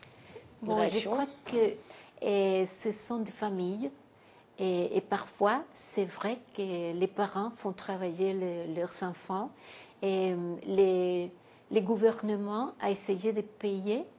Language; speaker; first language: French; non-native, fluent; Spanish